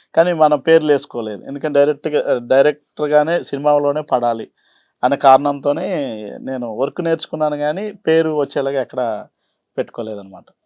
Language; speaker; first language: Telugu; native; Telugu